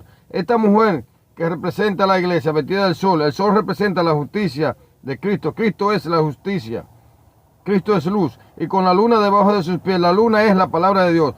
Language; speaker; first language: Spanish; native; Spanish